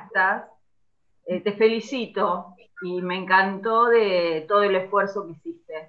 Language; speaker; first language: Spanish; native; Spanish